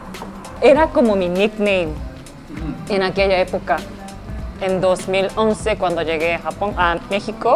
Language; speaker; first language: Spanish; non-native, fluent; Japanese